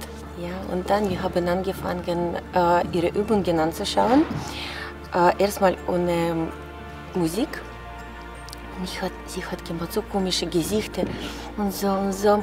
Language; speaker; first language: German; non-native, fluent; Russian